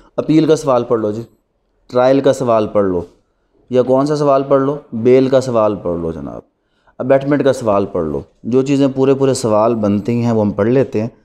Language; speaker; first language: Urdu; non-native, local second language; Punjabi